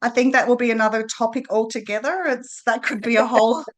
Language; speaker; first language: English; native; English